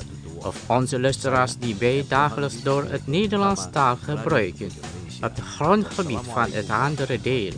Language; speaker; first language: Dutch; non-native, learner; Indonesian